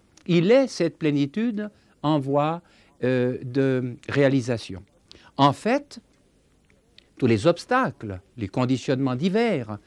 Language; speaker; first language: French; native; French